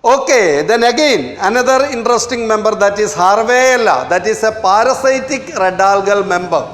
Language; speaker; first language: English; non-native, local second language; Malayalam